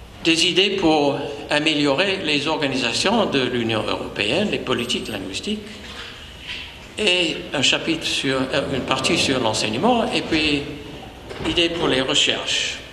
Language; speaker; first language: French; non-native, fluent; English